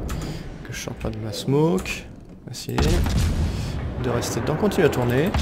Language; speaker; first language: French; native; French